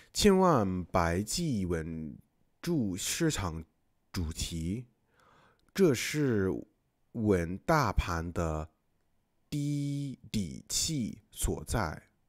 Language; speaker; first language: Chinese; non-native, fluent; English